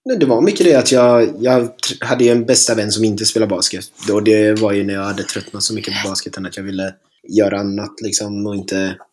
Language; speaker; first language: Swedish; native; Swedish